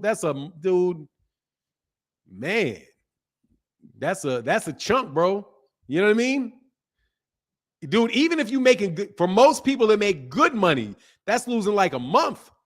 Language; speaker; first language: English; native; English